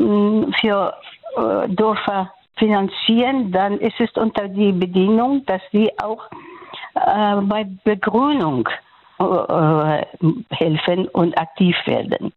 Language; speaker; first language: German; non-native, fluent; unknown